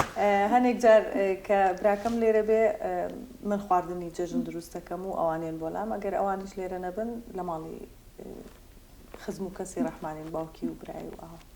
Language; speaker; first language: Central Kurdish; native; Central Kurdish